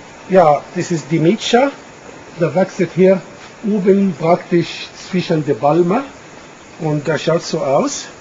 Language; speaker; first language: German; non-native, fluent; Arabic